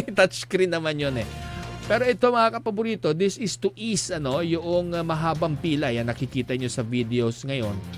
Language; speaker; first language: Filipino; non-native, local second language; Iloko